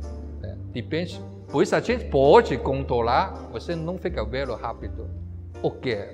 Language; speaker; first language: Portuguese; non-native, learner; Chinese